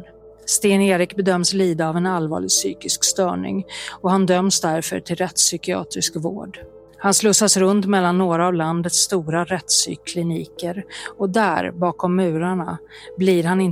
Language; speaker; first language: Swedish; native; Swedish